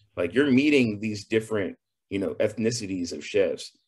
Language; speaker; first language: English; native; English